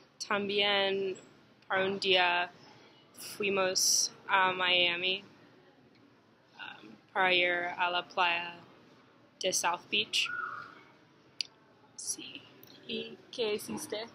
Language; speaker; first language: Spanish; non-native, learner; English